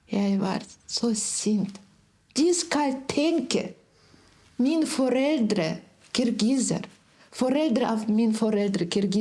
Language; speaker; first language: Norwegian; non-native, learner; Russian